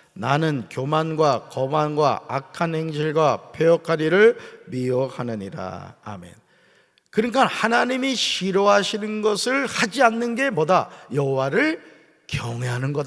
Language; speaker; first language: Korean; native; Korean